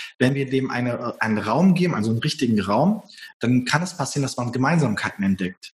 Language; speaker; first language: German; early bilingual, other home language; Turkish